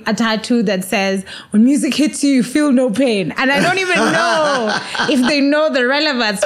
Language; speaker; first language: English; non-native, local second language; Swahili